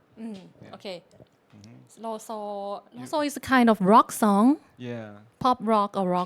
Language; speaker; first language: English; non-native, learner; Thai